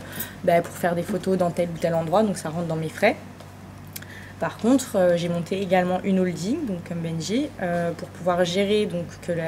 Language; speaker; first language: French; native; French